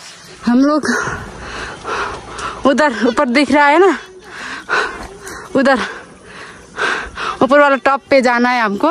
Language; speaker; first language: Nepali; native; Nepali